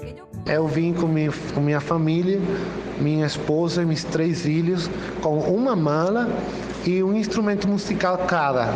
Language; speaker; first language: Portuguese; non-native, fluent; Spanish